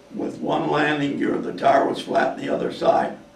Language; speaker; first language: English; native; English